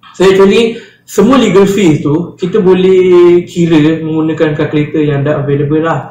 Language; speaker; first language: Malay; native; Malay